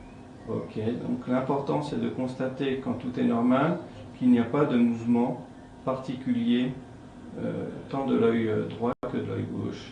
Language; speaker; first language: French; native; French